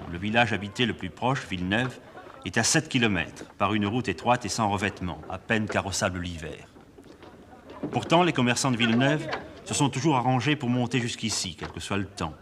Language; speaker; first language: French; native; French